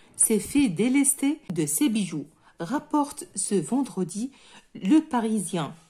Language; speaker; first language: French; non-native, local second language; Arabic